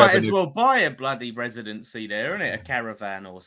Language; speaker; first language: English; native; English